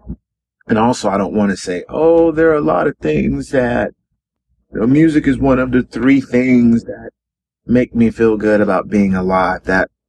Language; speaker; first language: English; native; English